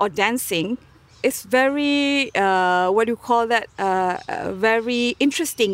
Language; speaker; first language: English; non-native, local second language; Malay